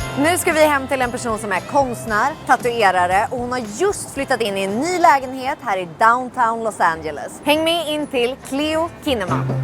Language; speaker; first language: Swedish; native; Swedish